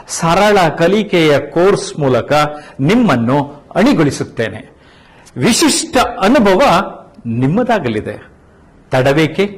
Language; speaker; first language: Kannada; native; Kannada